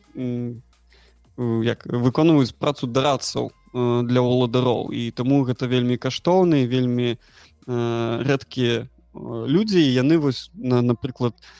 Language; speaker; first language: Belarusian; non-native, local second language; Russian